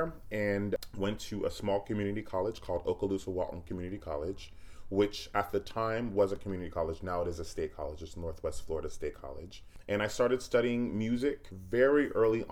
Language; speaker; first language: English; native; English